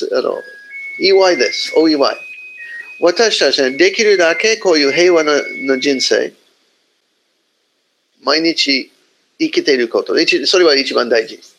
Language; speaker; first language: Japanese; non-native, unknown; English